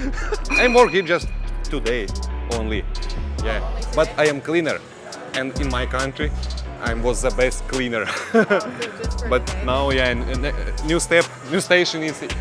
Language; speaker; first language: English; non-native, learner; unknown